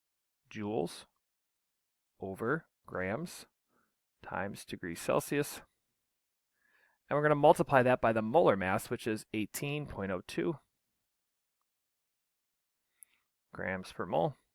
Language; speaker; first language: English; native; English